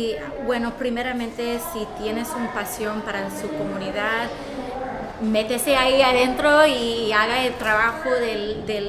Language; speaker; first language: Spanish; early bilingual, heritage; Spanish